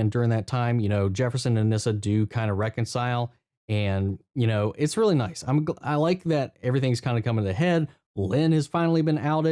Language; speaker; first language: English; native; English